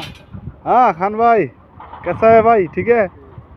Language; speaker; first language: Hindi; non-native, learner; Bangla